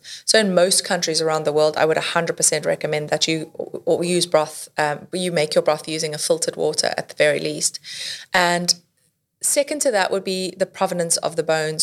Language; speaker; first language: English; native; English